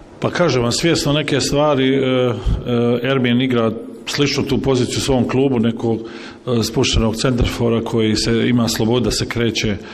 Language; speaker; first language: Bosnian; native; Bosnian